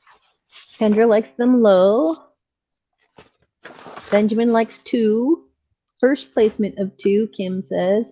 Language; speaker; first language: English; native; English